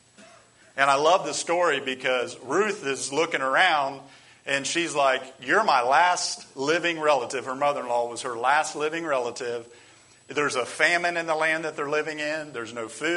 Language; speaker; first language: English; native; English